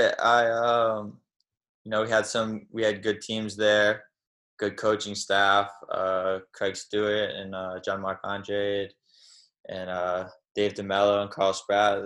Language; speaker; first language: English; native; English